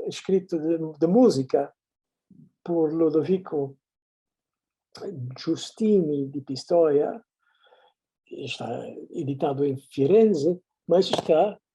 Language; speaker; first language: Portuguese; non-native, fluent; Dutch